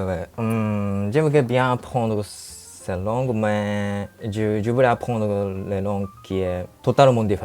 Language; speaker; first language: French; non-native, learner; Japanese